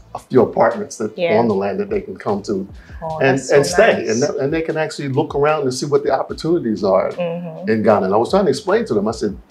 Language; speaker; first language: English; native; English